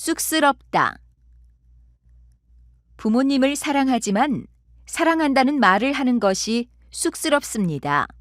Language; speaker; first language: Korean; non-native, learner; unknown